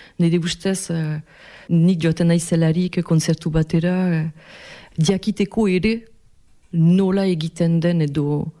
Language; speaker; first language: Basque; non-native, local second language; French